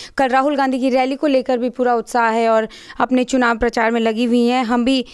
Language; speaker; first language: Hindi; native; Hindi